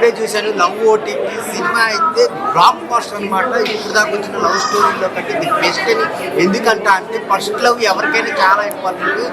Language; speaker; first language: Telugu; native; Telugu